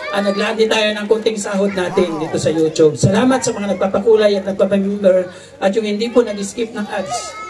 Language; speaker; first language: Filipino; native; Filipino